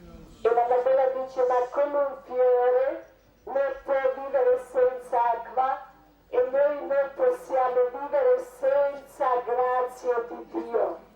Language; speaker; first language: Italian; non-native, learner; Croatian